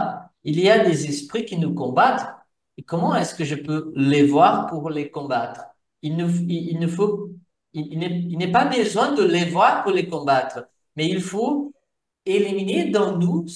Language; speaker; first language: French; non-native, fluent; Portuguese